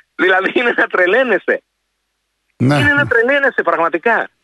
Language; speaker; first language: Greek; native; Greek